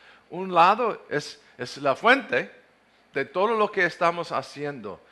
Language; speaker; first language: Spanish; non-native, fluent; English